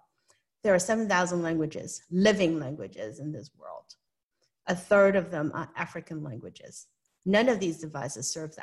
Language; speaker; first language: English; non-native, local second language; Cantonese